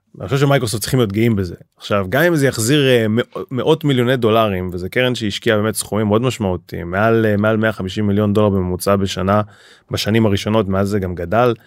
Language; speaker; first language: Hebrew; native; Hebrew